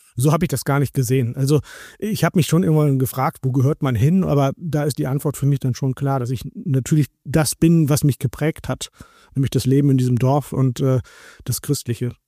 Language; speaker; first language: German; native; German